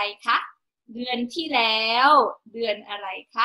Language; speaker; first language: Thai; native; Thai